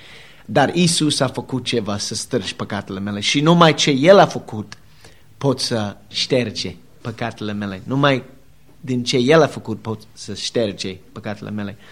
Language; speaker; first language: Romanian; non-native, learner; English